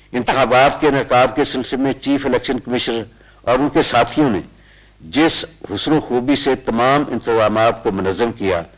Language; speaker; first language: Urdu; non-native, local second language; Punjabi